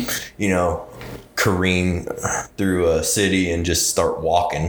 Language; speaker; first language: English; native; English